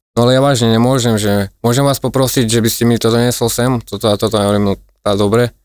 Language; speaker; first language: Slovak; native; Slovak